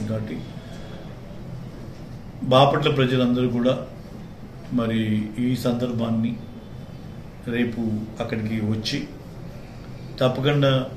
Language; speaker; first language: Telugu; native; Telugu